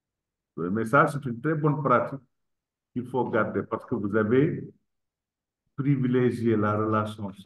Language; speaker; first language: French; non-native, local second language; Wolof